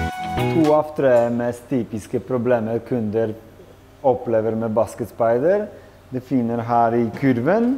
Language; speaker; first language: Norwegian; non-native, fluent; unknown